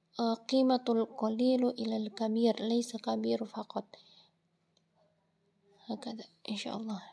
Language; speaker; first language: Arabic; non-native, learner; Indonesian